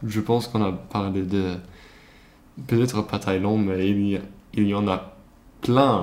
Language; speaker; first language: French; non-native, learner; Swedish